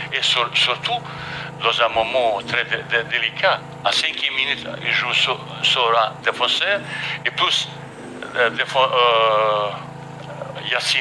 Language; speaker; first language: French; non-native, fluent; Bosnian